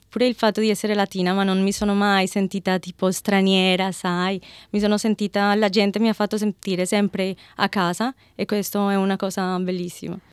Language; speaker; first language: Italian; non-native, fluent; Spanish